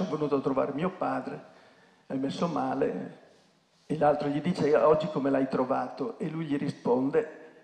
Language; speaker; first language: Italian; native; Italian